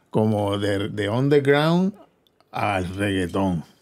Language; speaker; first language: Spanish; early bilingual, heritage; Spanish